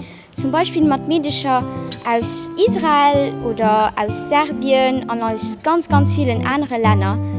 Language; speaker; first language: German; non-native, local second language; Luxembourgish